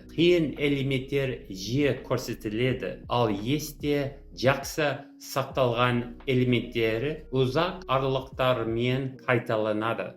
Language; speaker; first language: Kazakh; non-native, fluent; English